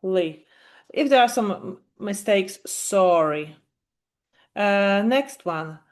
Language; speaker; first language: English; non-native, fluent; Polish